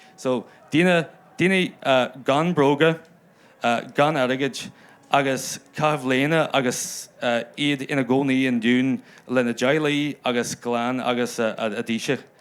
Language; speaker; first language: Irish; non-native, local second language; English